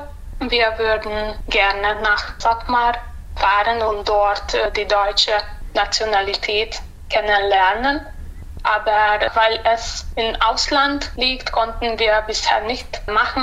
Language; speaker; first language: German; non-native, local second language; Hungarian